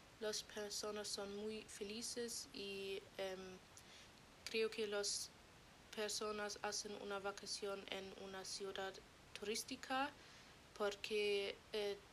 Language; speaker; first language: Spanish; non-native, learner; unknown